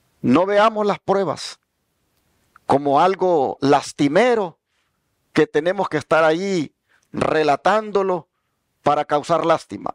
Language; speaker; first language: Spanish; native; Spanish